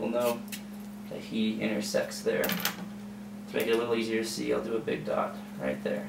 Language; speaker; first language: English; native; English